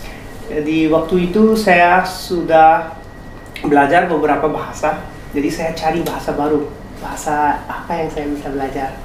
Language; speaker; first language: Indonesian; non-native, fluent; Hindi